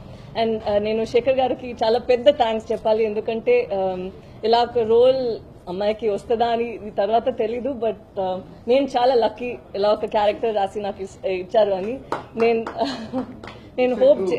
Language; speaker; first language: Telugu; non-native, fluent; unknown